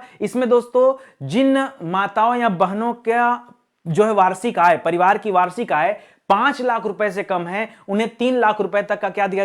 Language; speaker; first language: Hindi; native; Hindi